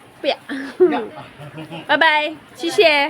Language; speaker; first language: Chinese; non-native, learner; Malayalam